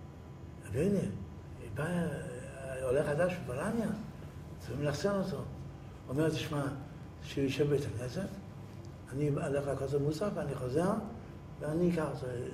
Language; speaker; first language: Hebrew; early bilingual, other home language; Yiddish